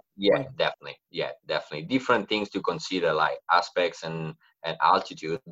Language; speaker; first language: English; non-native, fluent; Italian